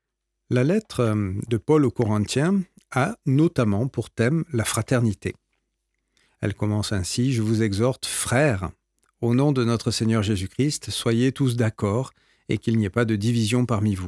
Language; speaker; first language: French; native; French